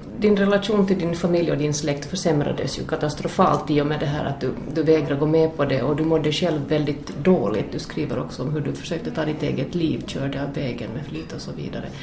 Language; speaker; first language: Swedish; native; Swedish